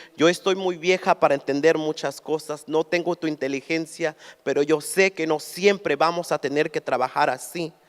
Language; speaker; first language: Spanish; early bilingual, heritage; Spanish